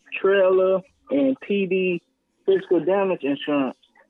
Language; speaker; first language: English; native; English